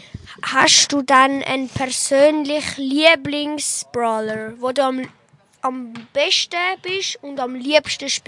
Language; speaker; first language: German; native; German